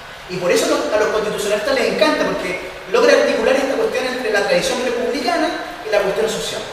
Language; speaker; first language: Spanish; native; Spanish